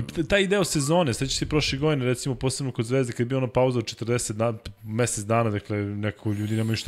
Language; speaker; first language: Serbian; native; Serbian